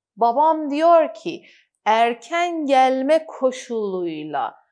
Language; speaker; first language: Turkish; non-native, fluent; Persian